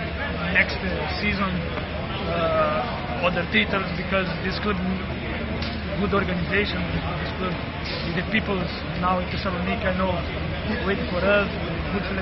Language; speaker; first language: English; non-native, learner; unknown